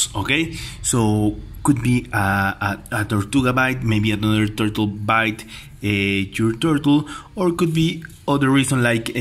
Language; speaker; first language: English; non-native, fluent; Spanish